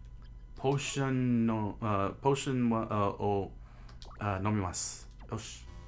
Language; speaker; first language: Japanese; non-native, learner; English